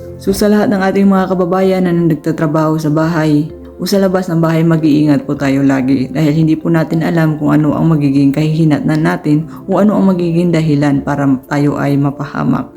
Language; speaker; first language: Filipino; native; Filipino